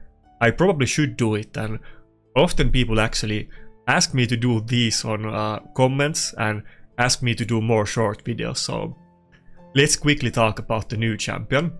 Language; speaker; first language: English; non-native, fluent; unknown